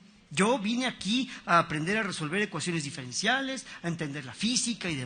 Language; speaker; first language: Spanish; native; Spanish